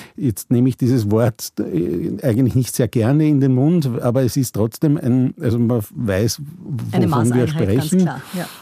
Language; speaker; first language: German; native; German